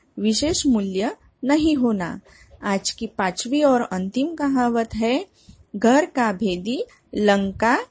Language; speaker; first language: Hindi; non-native, local second language; Marathi